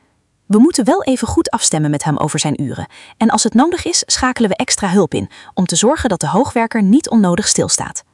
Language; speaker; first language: Dutch; native; Dutch